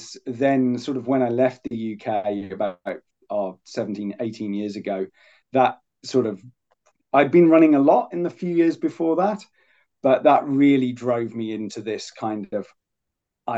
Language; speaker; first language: English; native; English